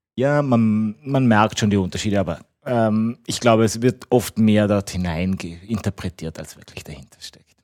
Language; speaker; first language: German; native; German